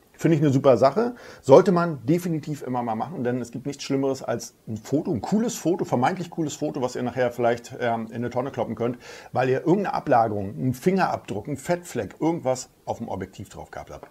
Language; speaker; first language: German; native; German